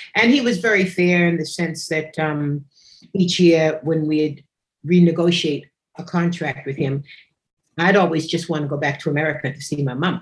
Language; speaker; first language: English; native; English